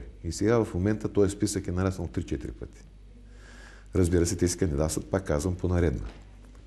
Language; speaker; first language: Bulgarian; native; Bulgarian